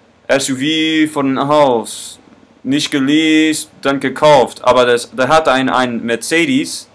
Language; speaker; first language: German; non-native, learner; English